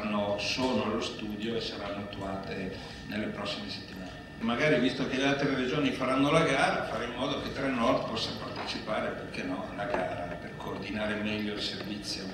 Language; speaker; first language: Italian; native; Italian